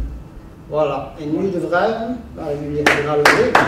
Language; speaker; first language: Dutch; non-native, local second language; French